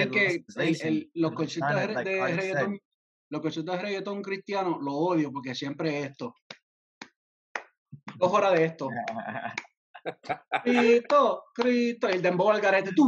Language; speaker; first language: Spanish; early bilingual, heritage; Spanish